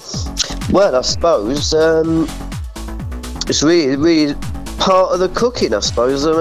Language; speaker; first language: English; native; English